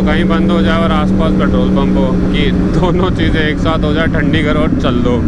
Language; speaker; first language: Hindi; native; Hindi